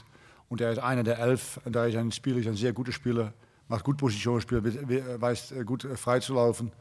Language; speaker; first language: German; non-native, fluent; Dutch